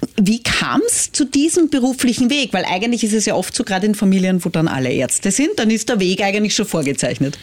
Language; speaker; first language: German; native; German